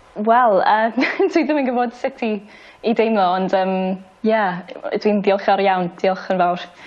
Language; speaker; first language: Welsh; non-native, local second language; English